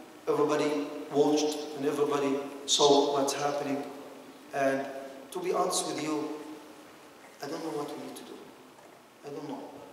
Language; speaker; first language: English; non-native, fluent; Arabic